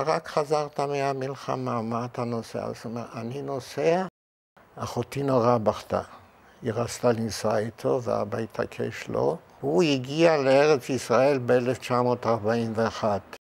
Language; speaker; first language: Hebrew; non-native, fluent; Yiddish